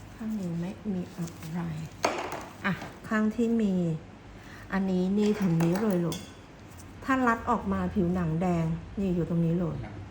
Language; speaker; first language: Thai; native; Thai